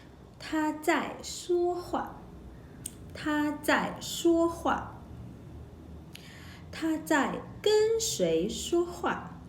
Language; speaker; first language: Chinese; non-native, local second language; Malay